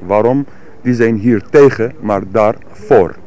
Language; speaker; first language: Dutch; non-native, learner; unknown